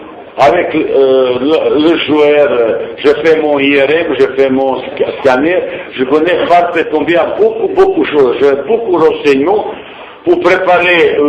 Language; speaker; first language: French; non-native, fluent; Bosnian